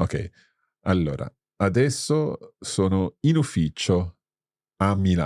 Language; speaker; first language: Italian; non-native, learner; English